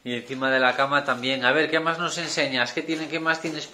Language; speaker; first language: Spanish; native; Spanish